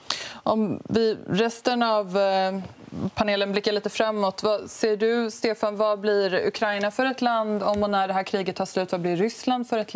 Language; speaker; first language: Swedish; native; Swedish